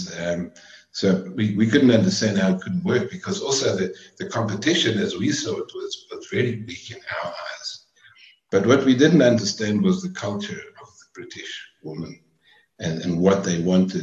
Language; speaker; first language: English; native; English